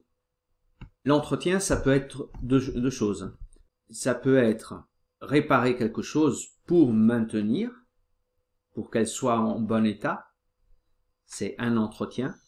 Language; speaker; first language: French; non-native, fluent; Portuguese